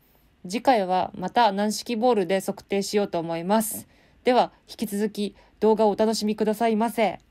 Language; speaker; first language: Japanese; native; Japanese